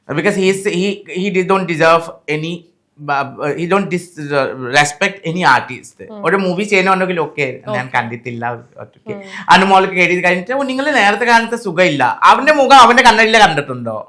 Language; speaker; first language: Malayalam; non-native, fluent; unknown